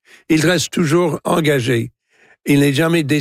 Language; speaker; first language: French; non-native, local second language; English